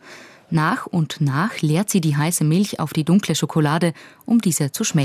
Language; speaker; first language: German; native; German